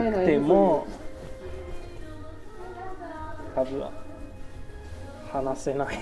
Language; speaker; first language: Japanese; non-native, learner; English